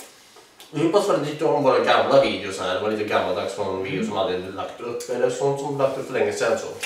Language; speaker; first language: Swedish; native; Swedish